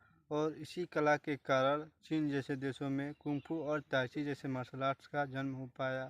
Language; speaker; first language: Hindi; native; Hindi